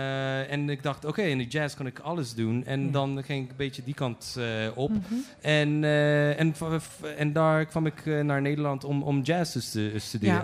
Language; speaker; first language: Dutch; non-native, fluent; Polish